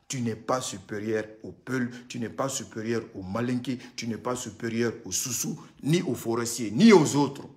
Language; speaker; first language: French; non-native, local second language; Susu